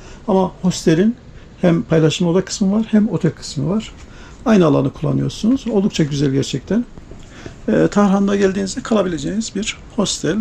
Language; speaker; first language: Turkish; native; Turkish